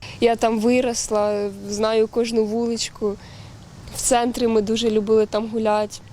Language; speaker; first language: Ukrainian; native; Ukrainian